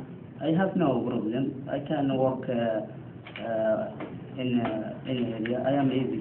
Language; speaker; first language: English; non-native, learner; Arabic